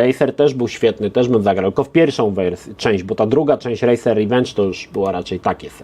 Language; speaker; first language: Polish; native; Polish